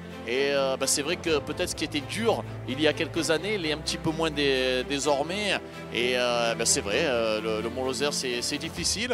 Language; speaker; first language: French; native; French